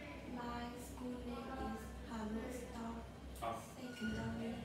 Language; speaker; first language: English; non-native, learner; Vietnamese